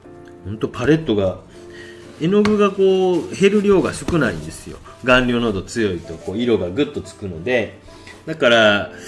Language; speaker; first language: Japanese; native; Japanese